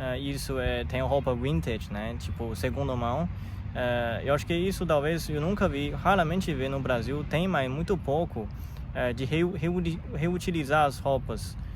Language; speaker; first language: Portuguese; non-native, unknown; Chinese